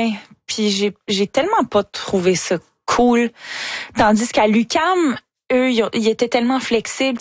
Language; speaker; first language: French; native; French